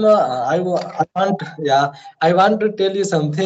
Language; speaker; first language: English; non-native, learner; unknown